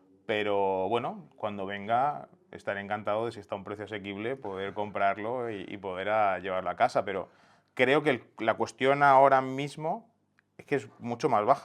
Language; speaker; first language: Spanish; native; Spanish